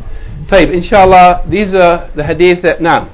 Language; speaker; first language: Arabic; non-native, fluent; English